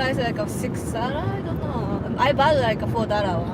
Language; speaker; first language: English; non-native, learner; Japanese